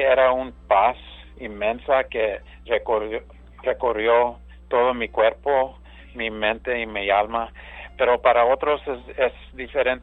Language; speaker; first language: Spanish; early bilingual, heritage; English